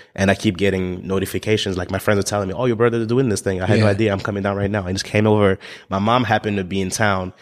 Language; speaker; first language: English; non-native, fluent; French